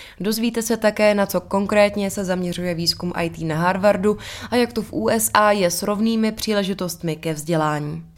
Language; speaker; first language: Czech; native; Czech